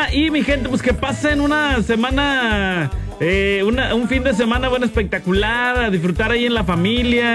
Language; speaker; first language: Spanish; native; Spanish